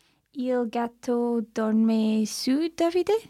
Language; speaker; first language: Italian; non-native, learner; English